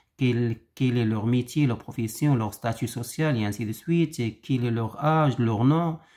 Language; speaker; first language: French; non-native, local second language; Arabic